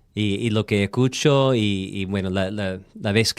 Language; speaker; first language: Spanish; non-native, fluent; English